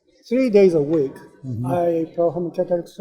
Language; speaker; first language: English; non-native, learner; Japanese